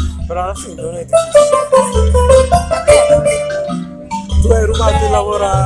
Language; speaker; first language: Italian; non-native, fluent; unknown